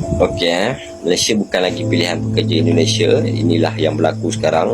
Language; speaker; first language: Malay; native; Malay